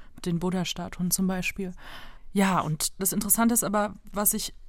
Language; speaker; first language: German; native; German